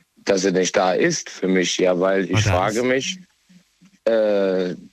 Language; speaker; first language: German; native; German